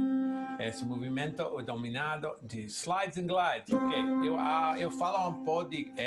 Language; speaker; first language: Portuguese; non-native, learner; English